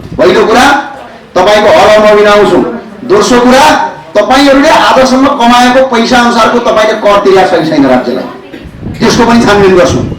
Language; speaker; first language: Nepali; native; Nepali